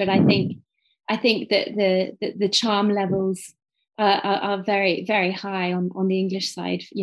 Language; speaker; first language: English; native; English